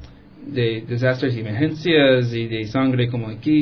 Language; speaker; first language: Spanish; non-native, fluent; English